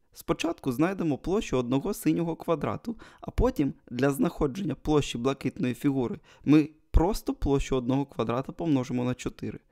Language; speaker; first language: Ukrainian; non-native, local second language; Russian